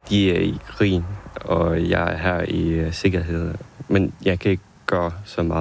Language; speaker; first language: Danish; non-native, fluent; Ukrainian